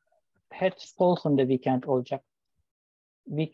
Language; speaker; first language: Dutch; non-native, learner; Turkish